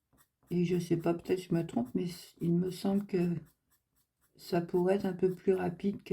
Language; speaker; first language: French; native; French